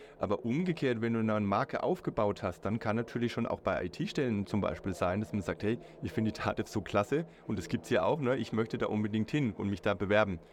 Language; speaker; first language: German; native; German